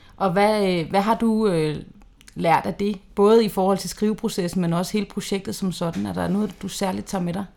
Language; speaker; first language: Danish; native; Danish